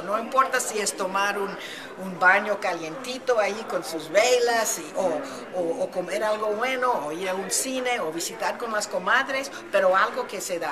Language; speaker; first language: Spanish; early bilingual, heritage; Spanish